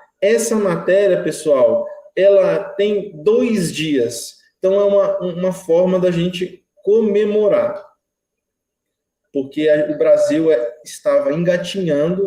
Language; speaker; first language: Portuguese; native; Portuguese